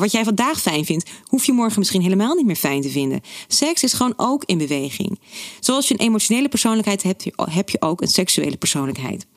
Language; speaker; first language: Dutch; native; Dutch